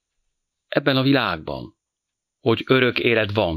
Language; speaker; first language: Hungarian; non-native, fluent; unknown